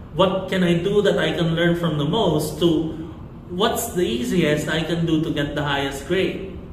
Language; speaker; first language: English; non-native, local second language; Filipino